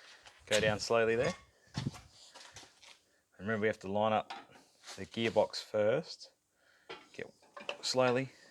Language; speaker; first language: English; native; English